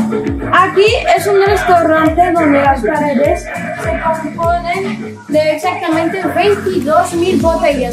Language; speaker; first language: Spanish; non-native, fluent; French